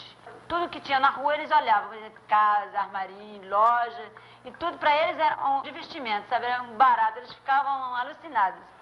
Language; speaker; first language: Portuguese; native; Portuguese